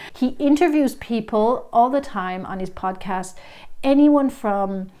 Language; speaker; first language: English; native; English